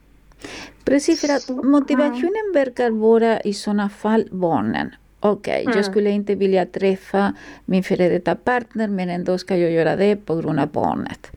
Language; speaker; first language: Swedish; non-native, fluent; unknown